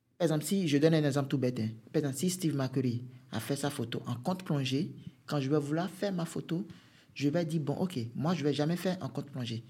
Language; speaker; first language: French; non-native, local second language; Fon